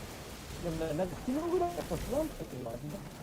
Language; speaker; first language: Japanese; native; Japanese